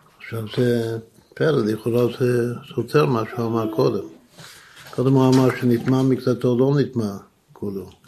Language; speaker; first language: Hebrew; non-native, fluent; English